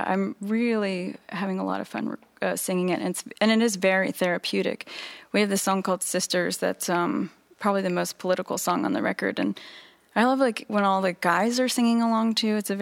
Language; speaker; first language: English; native; English